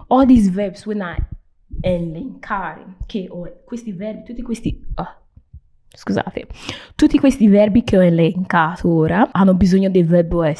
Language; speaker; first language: Italian; non-native, fluent; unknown